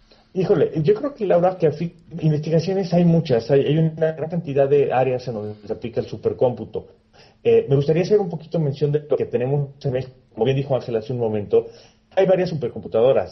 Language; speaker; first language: Spanish; native; Spanish